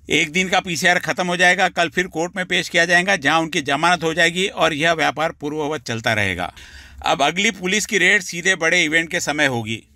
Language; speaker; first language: Hindi; non-native, local second language; Marathi